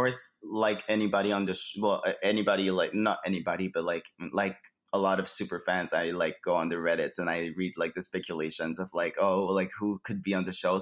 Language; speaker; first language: English; native; English